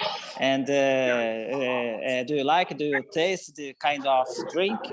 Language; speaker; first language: English; non-native, learner; Portuguese